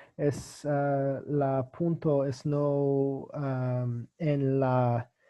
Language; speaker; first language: Spanish; non-native, learner; English